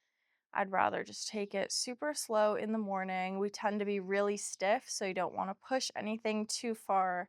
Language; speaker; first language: English; native; English